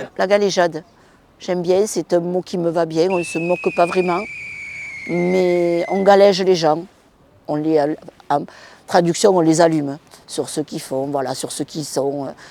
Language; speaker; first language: French; early bilingual, other home language; Spanish